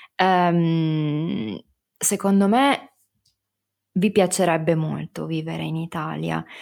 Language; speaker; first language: Italian; native; Italian